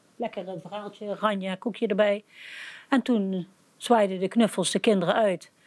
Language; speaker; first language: Dutch; native; Dutch